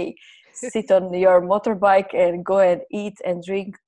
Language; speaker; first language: English; non-native, fluent; Croatian